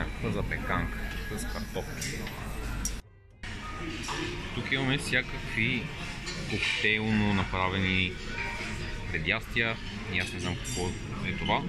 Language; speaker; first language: Bulgarian; native; Bulgarian